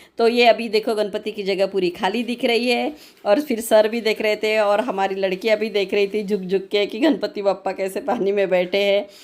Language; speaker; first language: Hindi; non-native, local second language; Marathi